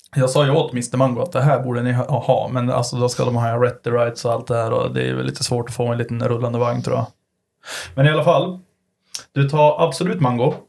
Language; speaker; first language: Swedish; native; Swedish